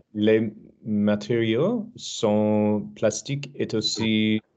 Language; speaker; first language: French; non-native, learner; English